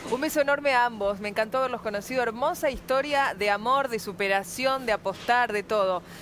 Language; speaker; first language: Spanish; native; Spanish